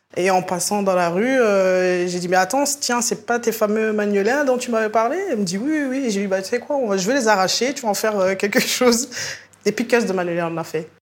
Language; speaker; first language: French; native; French